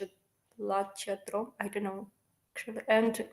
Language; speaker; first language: English; non-native, learner; Ukrainian